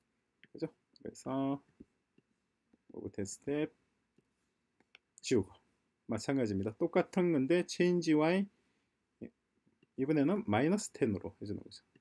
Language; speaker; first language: Korean; native; Korean